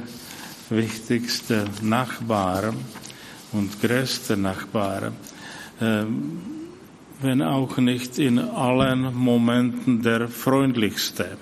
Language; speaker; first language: German; non-native, fluent; Czech